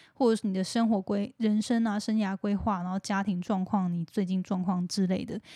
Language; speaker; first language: Chinese; native; Chinese